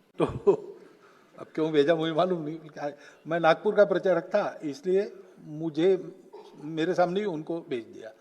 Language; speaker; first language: Hindi; non-native, local second language; Marathi